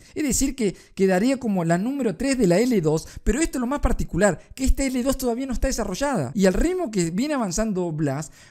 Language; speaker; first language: Spanish; native; Spanish